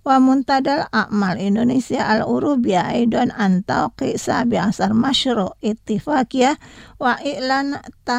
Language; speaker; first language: Arabic; non-native, learner; Indonesian